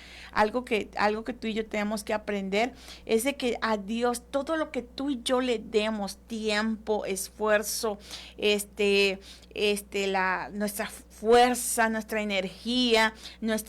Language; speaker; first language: Spanish; native; Spanish